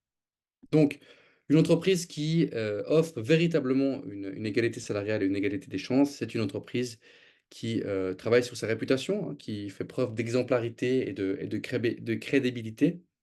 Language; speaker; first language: French; native; French